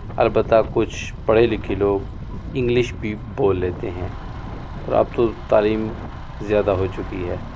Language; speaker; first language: Urdu; non-native, local second language; Saraiki